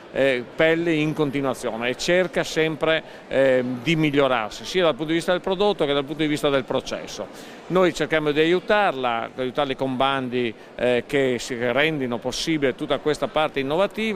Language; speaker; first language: Italian; native; Italian